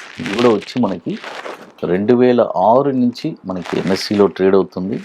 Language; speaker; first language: Telugu; native; Telugu